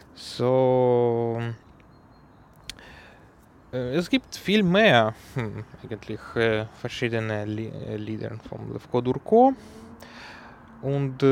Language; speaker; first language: German; non-native, learner; Ukrainian